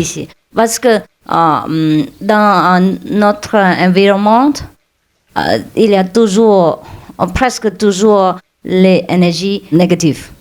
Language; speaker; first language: French; non-native, fluent; Vietnamese